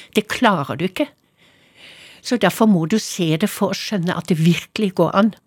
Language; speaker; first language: Norwegian; non-native, fluent; German